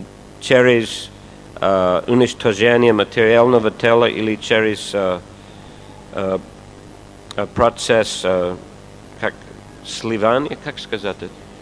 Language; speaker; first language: Russian; non-native, fluent; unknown